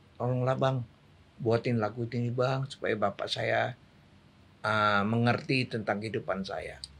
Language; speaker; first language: Indonesian; native; Indonesian